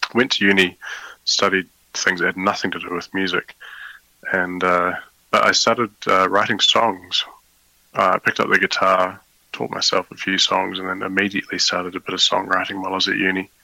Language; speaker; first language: English; native; English